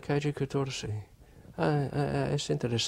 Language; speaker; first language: Spanish; non-native, fluent; English